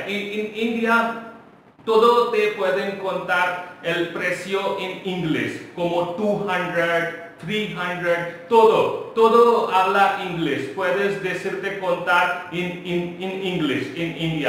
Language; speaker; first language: Spanish; non-native, local second language; Hindi